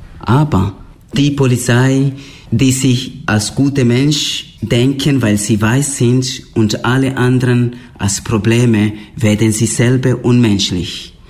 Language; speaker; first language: German; non-native, fluent; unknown